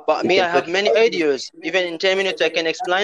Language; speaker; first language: English; non-native, learner; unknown